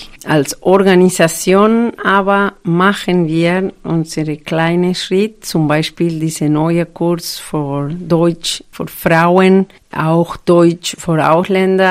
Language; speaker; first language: German; non-native, fluent; Spanish